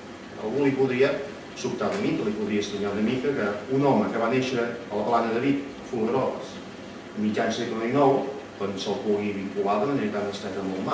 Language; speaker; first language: Catalan; native; Catalan